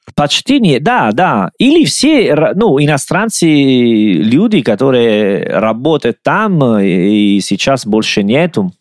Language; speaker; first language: Russian; non-native, learner; Italian